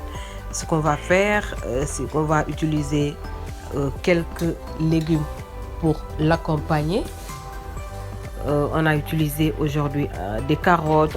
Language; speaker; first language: French; non-native, local second language; Wolof